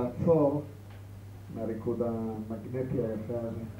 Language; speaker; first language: Hebrew; native; Hebrew